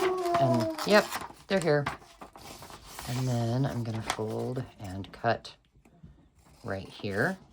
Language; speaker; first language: English; native; English